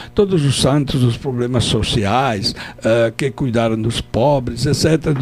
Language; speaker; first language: Portuguese; non-native, fluent; Italian